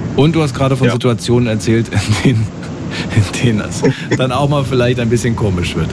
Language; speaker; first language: German; native; German